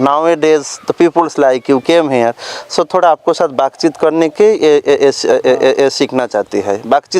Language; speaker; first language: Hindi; non-native, local second language; Bangla